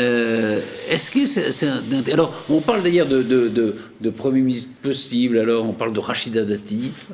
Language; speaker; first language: French; native; French